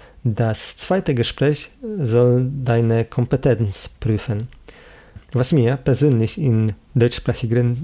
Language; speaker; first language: German; non-native, fluent; Polish